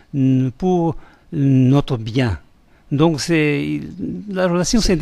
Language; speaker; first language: French; non-native, fluent; Tibetan